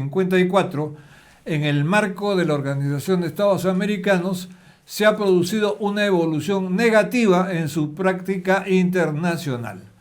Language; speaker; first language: Spanish; native; Spanish